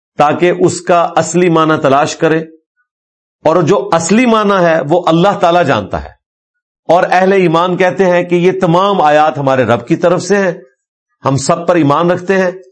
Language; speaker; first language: Urdu; non-native, local second language; Punjabi